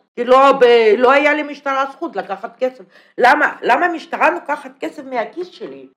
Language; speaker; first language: Hebrew; non-native, fluent; Russian